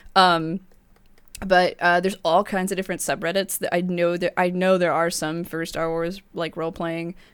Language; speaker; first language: English; early bilingual, other home language; Spanish